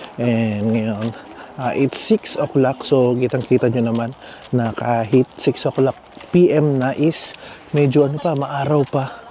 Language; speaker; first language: Filipino; native; Filipino